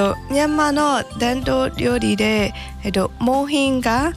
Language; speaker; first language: Japanese; non-native, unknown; Burmese